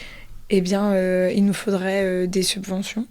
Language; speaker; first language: French; native; French